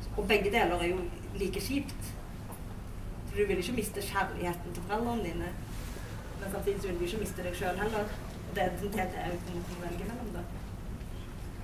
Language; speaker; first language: Norwegian; early bilingual, other home language; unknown